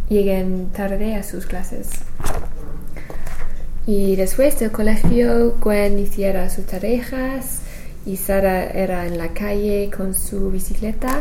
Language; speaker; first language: Spanish; non-native, learner; English